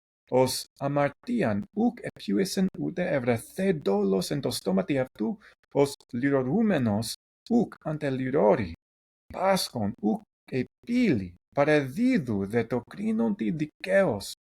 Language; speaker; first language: Greek; non-native, fluent; English